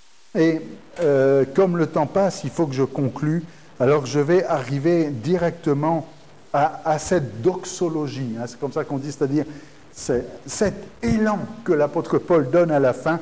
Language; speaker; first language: French; native; French